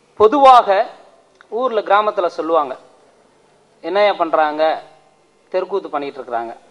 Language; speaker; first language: Tamil; native; Tamil